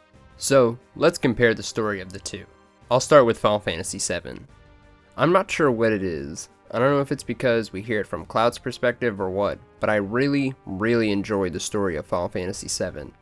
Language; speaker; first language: English; native; English